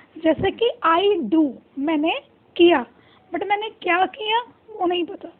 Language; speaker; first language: Hindi; non-native, local second language; Punjabi